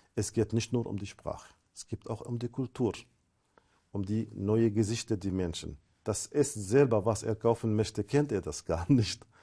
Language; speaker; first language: German; non-native, fluent; Arabic